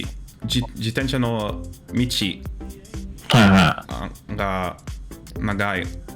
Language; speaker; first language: Japanese; non-native, learner; English